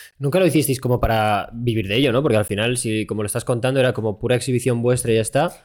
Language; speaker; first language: Spanish; native; Spanish